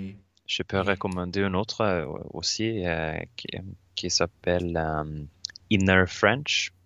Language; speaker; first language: French; non-native, learner; Swedish